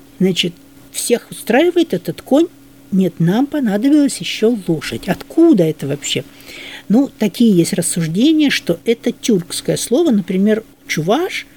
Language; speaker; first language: Russian; native; Russian